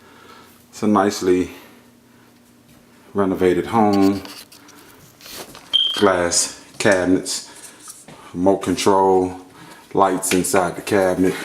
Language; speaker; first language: English; native; English